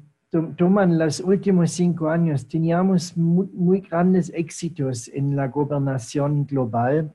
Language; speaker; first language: Spanish; non-native, fluent; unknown